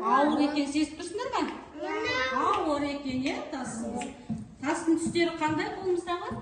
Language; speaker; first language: Kazakh; native; Kazakh